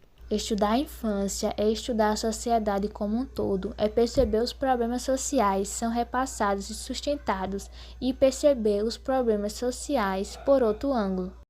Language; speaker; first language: Portuguese; native; Portuguese